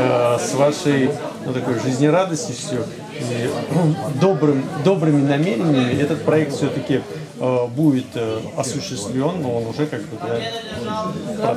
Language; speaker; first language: Russian; native; Russian